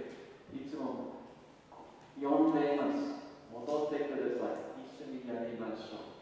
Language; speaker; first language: Japanese; non-native, learner; English